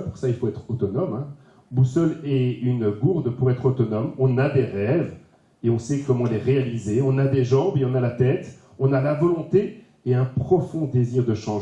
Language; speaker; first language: French; native; French